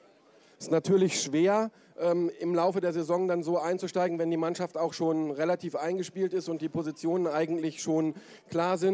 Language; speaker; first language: German; native; German